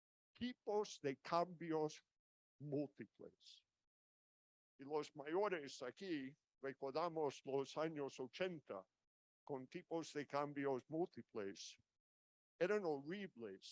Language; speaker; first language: Spanish; non-native, fluent; English